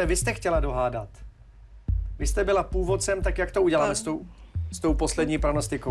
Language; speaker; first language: Czech; native; Czech